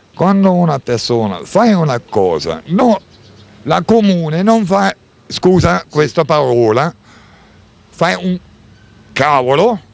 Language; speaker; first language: Italian; non-native, learner; German